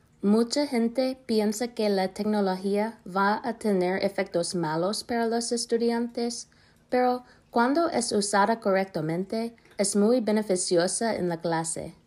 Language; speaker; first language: Spanish; non-native, learner; English